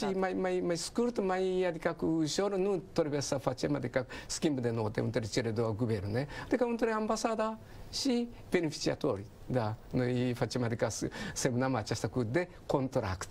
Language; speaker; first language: Romanian; non-native, learner; Japanese